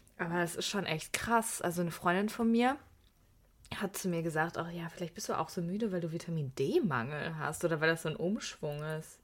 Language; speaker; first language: German; early bilingual, other home language; Persian